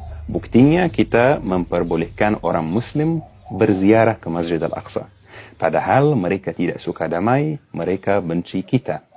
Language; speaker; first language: Indonesian; non-native, fluent; Arabic